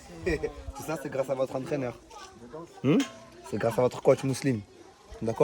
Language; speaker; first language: French; native; French